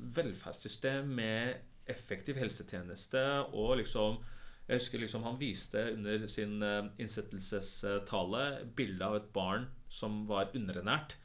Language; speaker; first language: Norwegian; early bilingual, other home language; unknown